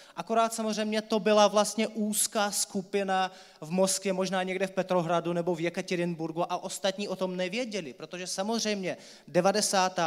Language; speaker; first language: Czech; non-native, fluent; Russian